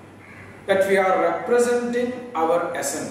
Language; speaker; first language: English; non-native, local second language; Tamil